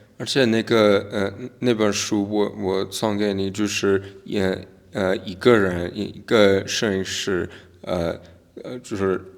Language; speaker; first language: Chinese; non-native, learner; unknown